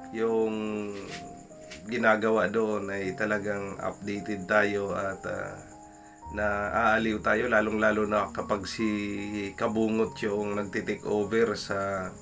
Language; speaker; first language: Filipino; non-native, local second language; Bikol